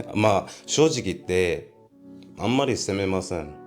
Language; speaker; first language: Japanese; non-native, fluent; English